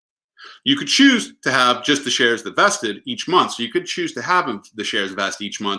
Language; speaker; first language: English; native; English